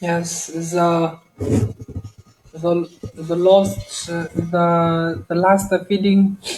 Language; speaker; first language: English; non-native, learner; Chinese